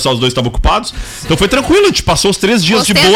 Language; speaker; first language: Portuguese; native; Portuguese